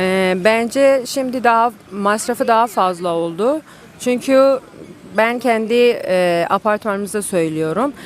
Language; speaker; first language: Turkish; non-native, learner; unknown